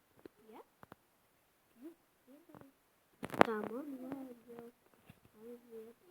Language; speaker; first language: Latvian; non-native, local second language; Russian